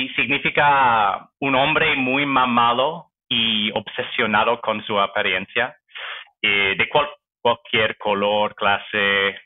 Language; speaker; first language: Spanish; non-native, fluent; English